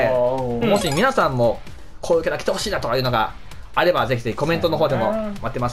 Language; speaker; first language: Japanese; native; Japanese